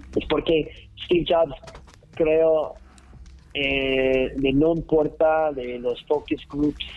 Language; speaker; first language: Spanish; non-native, learner; English